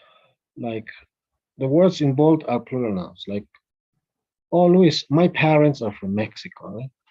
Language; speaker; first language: English; non-native, fluent; Spanish